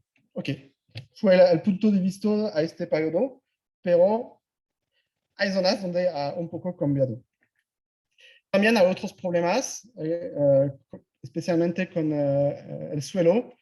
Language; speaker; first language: Spanish; non-native, fluent; French